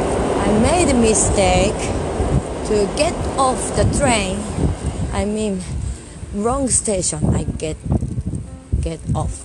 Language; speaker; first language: English; non-native, learner; Japanese